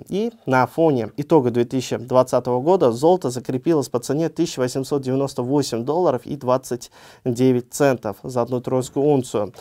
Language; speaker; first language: Russian; non-native, local second language; Uzbek